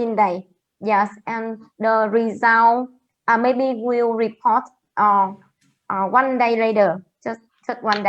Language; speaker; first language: English; non-native, learner; Vietnamese